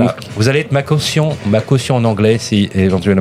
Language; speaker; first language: French; native; French